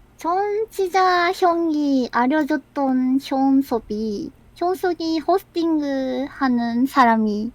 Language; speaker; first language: Korean; non-native, learner; Japanese